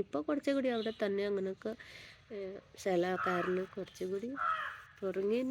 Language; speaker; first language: Malayalam; non-native, learner; Hindi